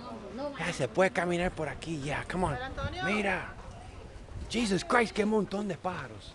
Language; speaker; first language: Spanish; non-native, fluent; English